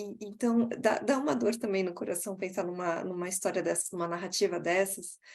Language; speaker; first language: Portuguese; early bilingual, heritage; Portuguese